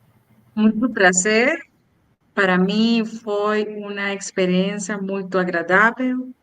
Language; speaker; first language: Portuguese; non-native, learner; Spanish